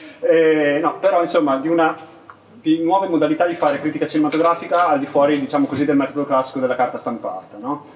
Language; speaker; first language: Italian; native; Italian